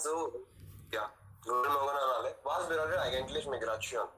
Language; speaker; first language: German; non-native, learner; Hindi